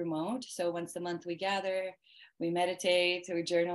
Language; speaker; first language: English; early bilingual, other home language; Russian